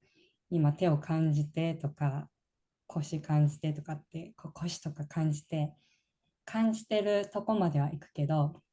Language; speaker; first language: Japanese; native; Japanese